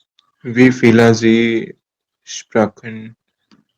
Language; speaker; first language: German; non-native, learner; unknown